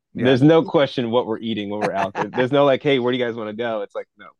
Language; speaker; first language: English; native; English